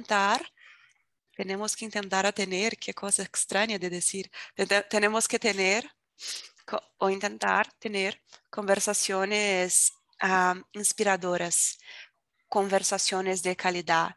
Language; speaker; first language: Spanish; non-native, fluent; Portuguese